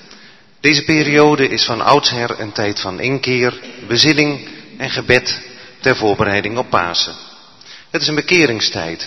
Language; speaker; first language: Dutch; native; Dutch